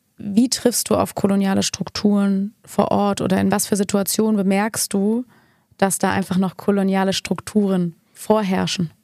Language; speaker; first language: German; native; German